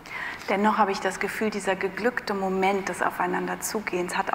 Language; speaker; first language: German; native; German